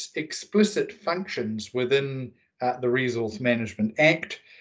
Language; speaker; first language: English; native; English